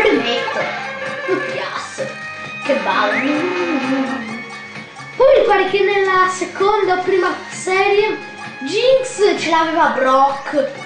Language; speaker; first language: Italian; native; Italian